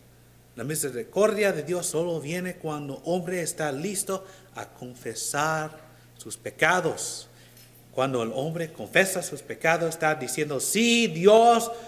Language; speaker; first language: Spanish; non-native, learner; English